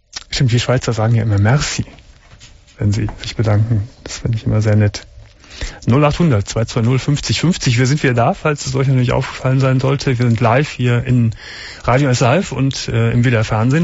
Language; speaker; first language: German; native; German